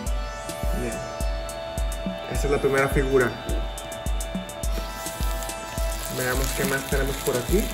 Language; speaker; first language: Spanish; native; Spanish